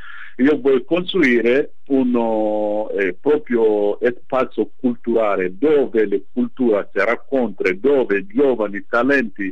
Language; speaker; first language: Italian; non-native, fluent; Bambara